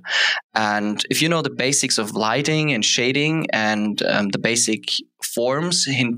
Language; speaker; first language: English; non-native, fluent; German